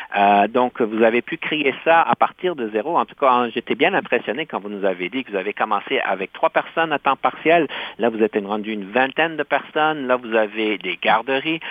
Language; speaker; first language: French; native; French